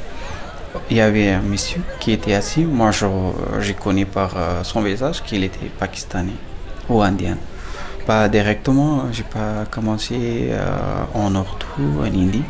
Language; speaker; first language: French; non-native, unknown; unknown